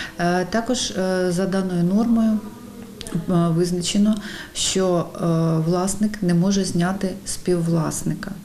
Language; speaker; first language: Ukrainian; native; Ukrainian